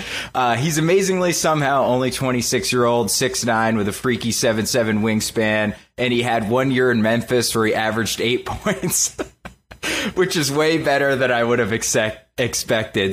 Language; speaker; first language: English; native; English